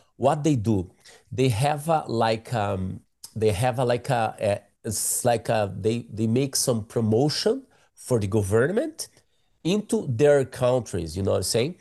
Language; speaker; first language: English; non-native, learner; Portuguese